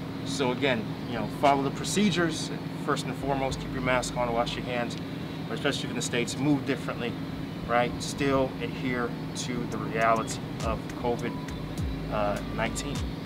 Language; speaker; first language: English; native; English